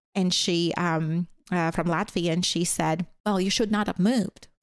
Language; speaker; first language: English; non-native, fluent; Latvian